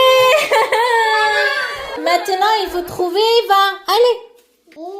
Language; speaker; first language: French; non-native, learner; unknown